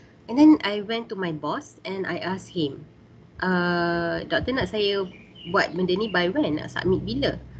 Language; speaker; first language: English; non-native, local second language; Malay